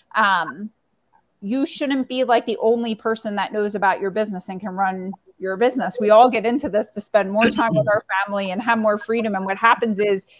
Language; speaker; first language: English; native; English